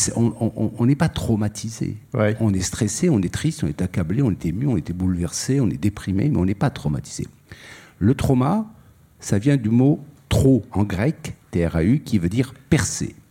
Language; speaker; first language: French; native; French